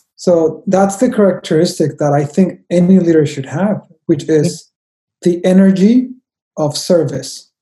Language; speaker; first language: English; non-native, fluent; Spanish